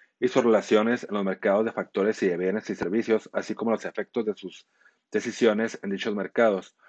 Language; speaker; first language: Spanish; native; Spanish